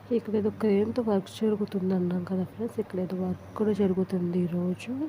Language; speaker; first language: Telugu; non-native, local second language; Urdu